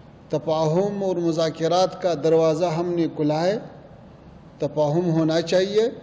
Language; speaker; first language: Hindi; non-native, fluent; Pashto